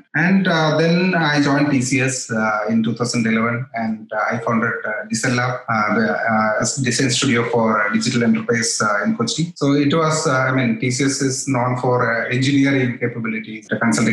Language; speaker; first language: English; non-native, local second language; Malayalam